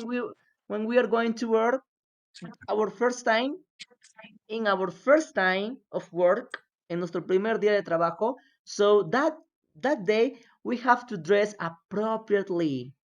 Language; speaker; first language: English; non-native, fluent; Spanish